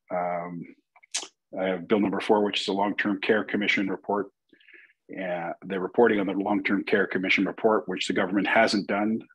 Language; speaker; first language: English; native; English